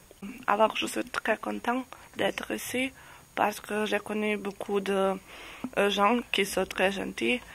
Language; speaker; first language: French; non-native, learner; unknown